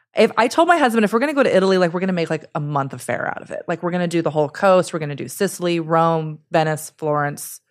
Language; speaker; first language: English; early bilingual, other home language; Italian